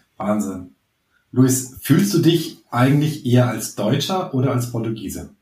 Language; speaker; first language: German; native; German